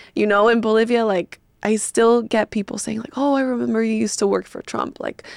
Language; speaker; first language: English; early bilingual, other home language; Spanish